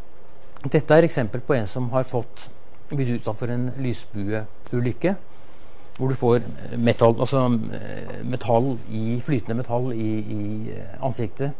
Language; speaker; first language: Norwegian; native; Norwegian